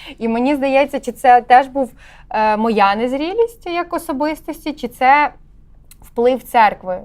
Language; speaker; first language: Ukrainian; native; Ukrainian